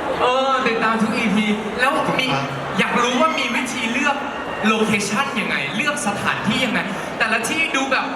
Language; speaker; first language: Thai; native; Thai